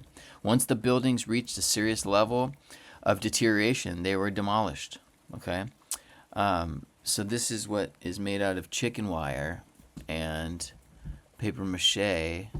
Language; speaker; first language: English; native; English